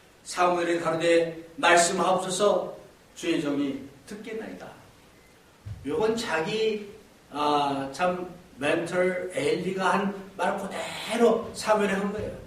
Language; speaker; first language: Korean; native; Korean